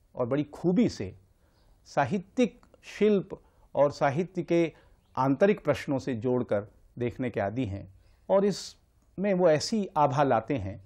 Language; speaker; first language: Hindi; native; Hindi